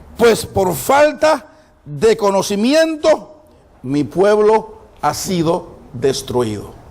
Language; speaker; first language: Spanish; non-native, fluent; Haitian Creole